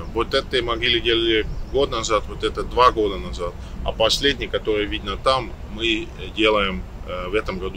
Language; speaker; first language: Russian; non-native, learner; Dutch